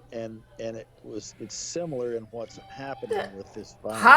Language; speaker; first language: English; native; English